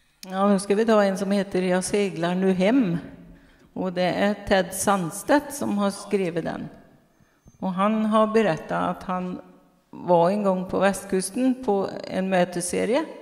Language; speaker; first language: Swedish; native; Swedish